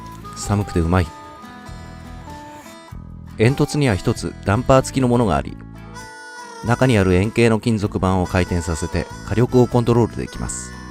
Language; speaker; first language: Japanese; native; Japanese